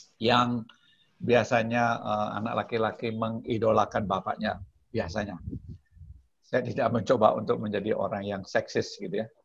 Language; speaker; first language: Indonesian; non-native, local second language; Balinese